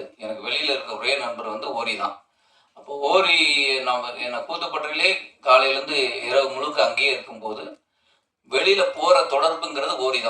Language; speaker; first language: Tamil; native; Tamil